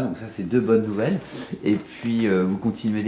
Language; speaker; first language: French; native; French